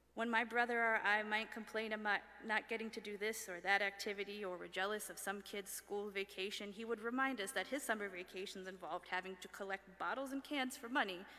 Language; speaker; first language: English; early bilingual, other home language; French